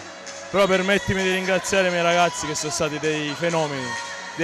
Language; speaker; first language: Italian; native; Italian